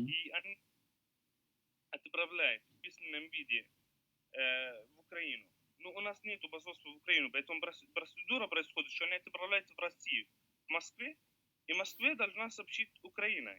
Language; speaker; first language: Russian; non-native, learner; Arabic